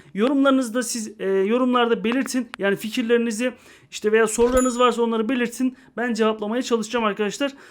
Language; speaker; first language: Turkish; native; Turkish